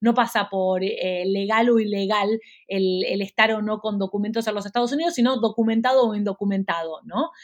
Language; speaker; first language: Spanish; native; Spanish